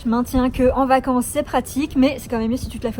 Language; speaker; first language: French; native; French